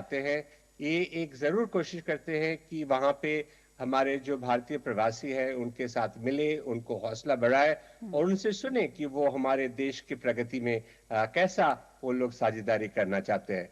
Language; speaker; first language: Hindi; native; Hindi